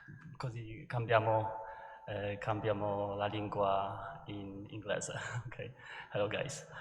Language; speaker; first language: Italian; non-native, learner; Polish